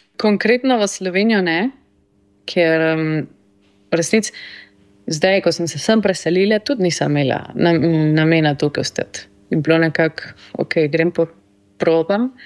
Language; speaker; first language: Slovenian; early bilingual, heritage; Slovenian